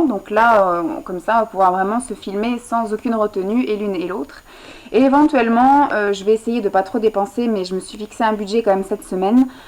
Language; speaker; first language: French; native; French